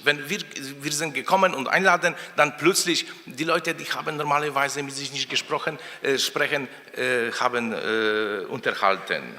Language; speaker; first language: German; non-native, fluent; Polish